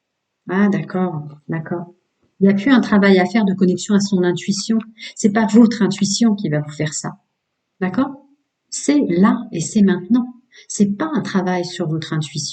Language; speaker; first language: French; native; French